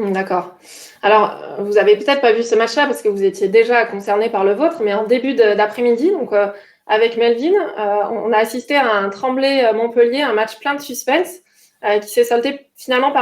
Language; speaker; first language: French; native; French